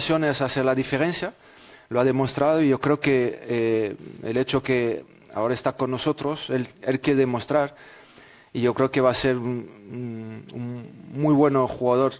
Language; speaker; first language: Spanish; non-native, fluent; French